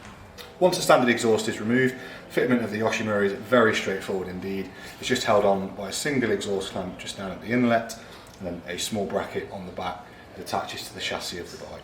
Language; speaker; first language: English; native; English